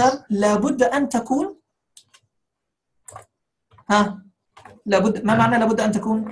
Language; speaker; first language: Arabic; non-native, fluent; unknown